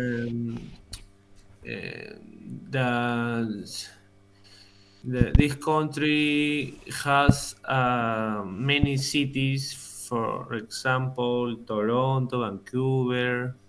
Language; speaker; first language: English; non-native, learner; Spanish